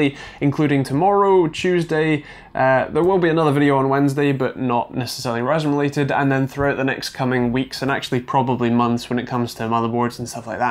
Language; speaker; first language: English; native; English